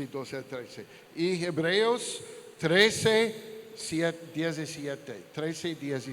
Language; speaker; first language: Spanish; non-native, learner; English